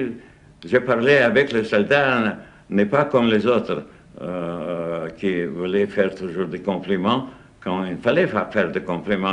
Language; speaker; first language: French; non-native, fluent; Russian